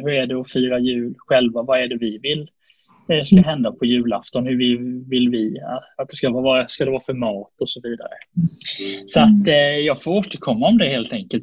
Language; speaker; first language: Swedish; native; Swedish